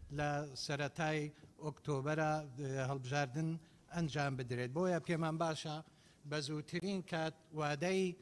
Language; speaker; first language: Central Kurdish; non-native, local second language; Assyrian Neo-Aramaic